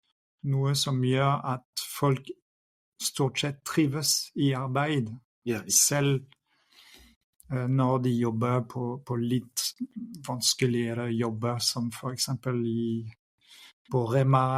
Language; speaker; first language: Norwegian; non-native, fluent; French